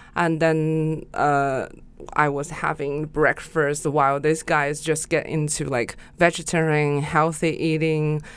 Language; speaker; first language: English; non-native, fluent; Chinese